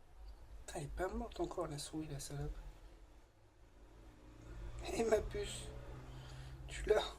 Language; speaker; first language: French; native; French